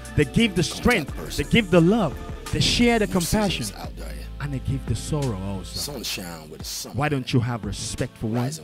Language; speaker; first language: English; non-native, local second language; Yoruba